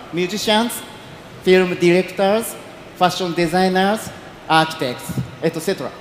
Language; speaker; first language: English; non-native, learner; Japanese